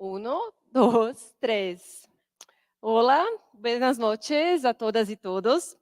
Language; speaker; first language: Spanish; non-native, learner; Portuguese